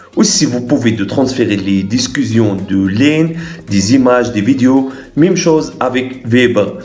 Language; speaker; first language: French; non-native, local second language; Arabic